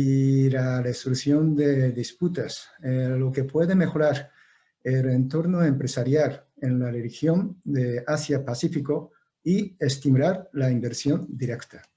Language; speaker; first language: Spanish; non-native, fluent; Japanese